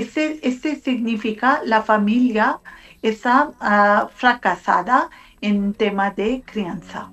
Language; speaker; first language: Spanish; non-native, learner; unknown